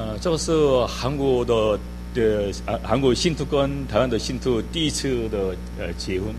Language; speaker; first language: Chinese; non-native, fluent; Korean